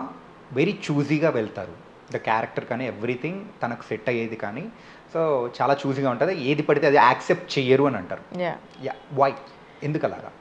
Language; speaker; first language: Telugu; native; Telugu